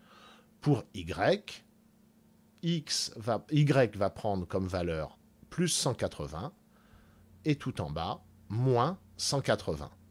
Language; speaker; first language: French; native; French